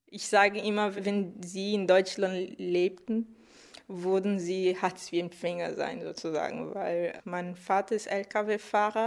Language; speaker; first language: German; non-native, fluent; Portuguese